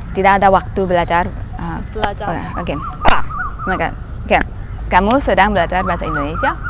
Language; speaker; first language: Indonesian; non-native, learner; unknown